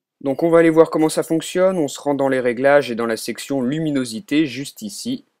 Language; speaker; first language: French; native; French